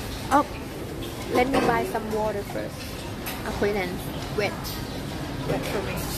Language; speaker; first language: English; non-native, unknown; Thai